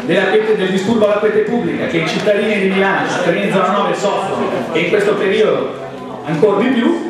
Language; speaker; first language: Italian; native; Italian